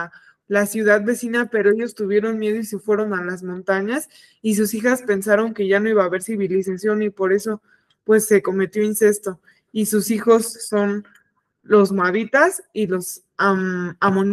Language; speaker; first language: Spanish; native; Spanish